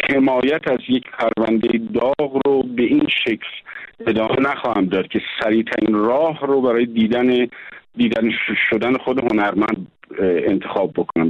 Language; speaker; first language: Persian; native; Persian